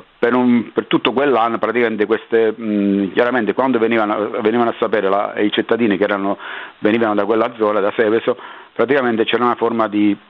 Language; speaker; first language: Italian; native; Italian